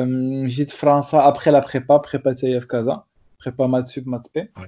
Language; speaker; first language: Arabic; native; Arabic